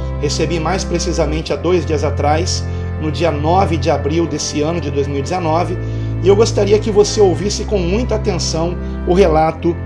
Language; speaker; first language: Portuguese; native; Portuguese